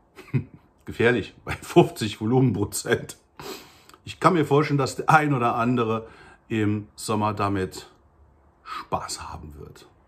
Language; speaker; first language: German; native; German